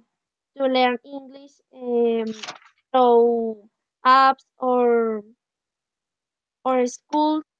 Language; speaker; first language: English; non-native, learner; Spanish